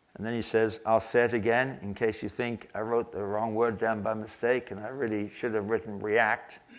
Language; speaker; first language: English; native; English